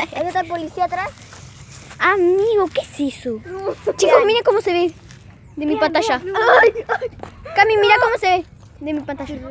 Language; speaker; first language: Spanish; native; Spanish